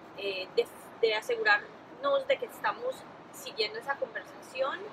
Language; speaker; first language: Spanish; early bilingual, heritage; Spanish